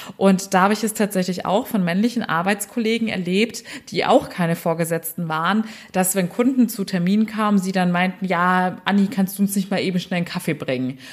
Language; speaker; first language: German; early bilingual, other home language; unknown